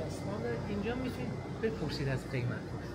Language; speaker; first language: Persian; native; Persian